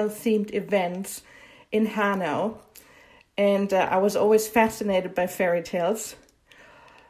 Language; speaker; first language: English; non-native, fluent; German